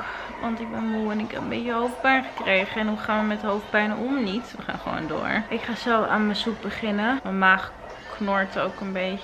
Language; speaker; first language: Dutch; native; Dutch